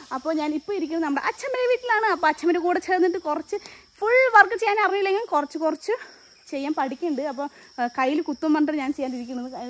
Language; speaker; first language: Malayalam; non-native, fluent; Nepali